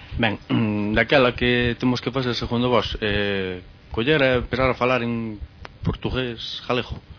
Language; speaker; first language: Galician; native; Galician